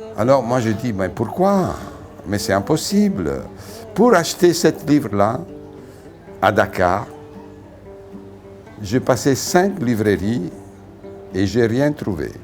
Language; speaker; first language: French; non-native, fluent; Italian